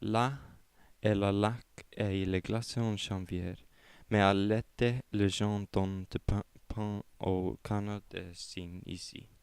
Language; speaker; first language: French; non-native, learner; Icelandic